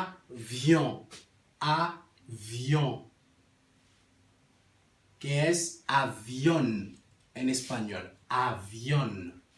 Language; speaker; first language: Spanish; non-native, learner; Haitian Creole